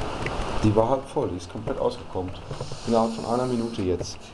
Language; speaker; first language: German; native; German